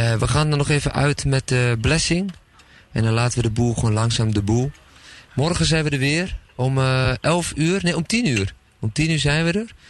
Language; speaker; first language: Dutch; native; Dutch